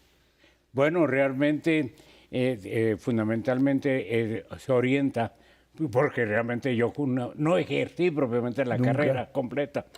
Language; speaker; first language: Spanish; native; Spanish